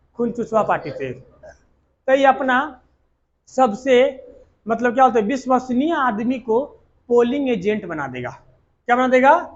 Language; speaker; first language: Hindi; native; Hindi